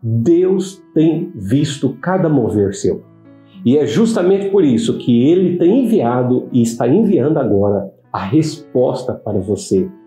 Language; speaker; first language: Portuguese; native; Portuguese